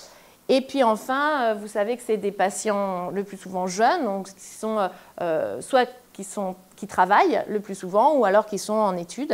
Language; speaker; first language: French; native; French